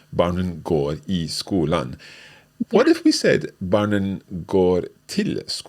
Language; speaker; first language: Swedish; non-native, learner; English